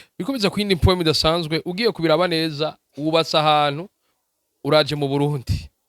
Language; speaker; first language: Rundi; native; Rundi